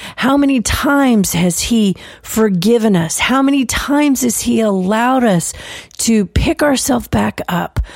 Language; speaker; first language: English; native; English